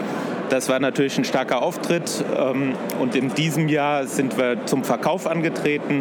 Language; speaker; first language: German; native; German